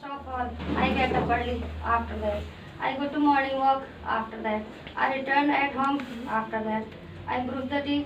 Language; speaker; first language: English; non-native, learner; Hindi